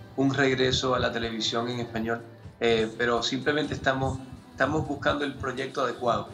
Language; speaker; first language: Spanish; early bilingual, heritage; Spanish